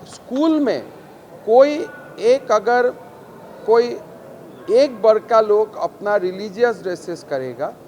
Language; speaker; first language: Hindi; non-native, local second language; Assamese